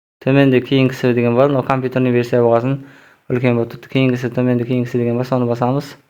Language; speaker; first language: Uzbek; non-native, local second language; Kara-Kalpak